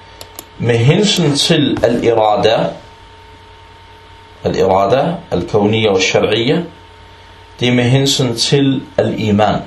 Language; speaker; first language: Danish; early bilingual, other home language; Arabic